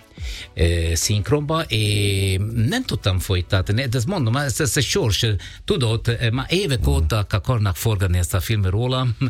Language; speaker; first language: Hungarian; non-native, learner; Italian